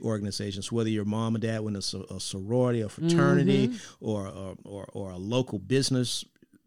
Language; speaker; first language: English; native; English